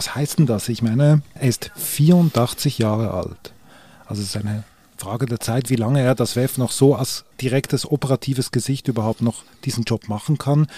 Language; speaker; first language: German; native; German